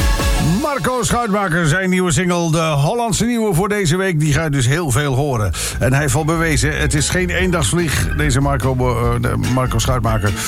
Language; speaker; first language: Dutch; native; Dutch